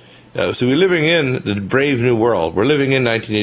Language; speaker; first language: English; native; English